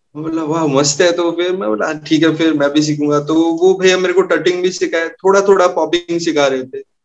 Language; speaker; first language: Hindi; non-native, local second language; Odia